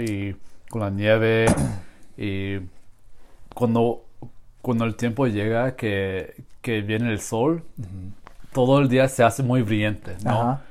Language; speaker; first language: Spanish; non-native, learner; English